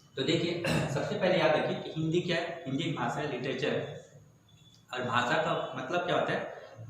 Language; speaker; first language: Hindi; native; Hindi